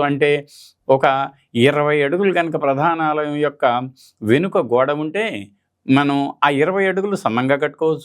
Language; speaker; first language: Telugu; native; Telugu